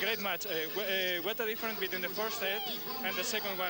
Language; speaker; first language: English; non-native, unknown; Spanish